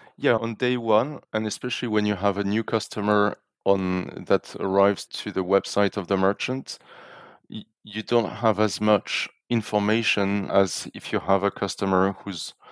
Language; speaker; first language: English; non-native, fluent; French